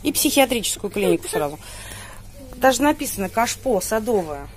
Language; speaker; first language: Russian; native; Russian